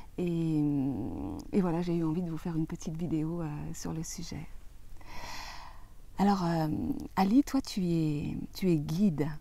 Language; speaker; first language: French; native; French